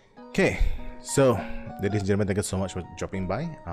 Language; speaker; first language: English; non-native, local second language; Chinese